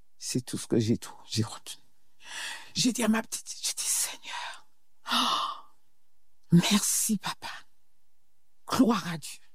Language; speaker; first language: French; native; French